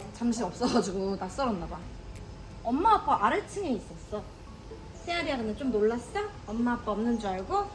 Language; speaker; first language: Korean; native; Korean